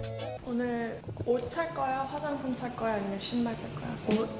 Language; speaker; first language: Korean; early bilingual, heritage; English